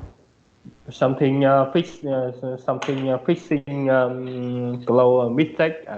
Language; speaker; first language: English; non-native, learner; Vietnamese